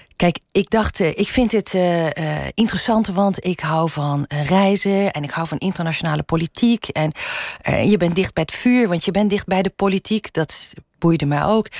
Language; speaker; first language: Dutch; non-native, local second language; Limburgish